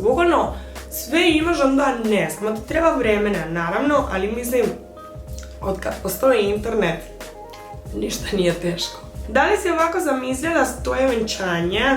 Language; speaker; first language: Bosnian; non-native, fluent; Spanish